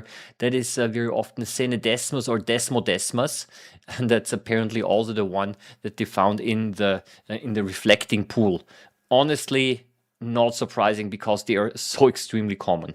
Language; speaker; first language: English; non-native, fluent; German